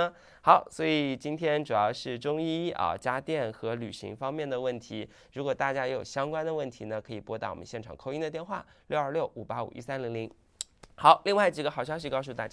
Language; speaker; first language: Chinese; native; Chinese